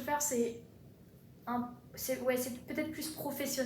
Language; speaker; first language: French; native; French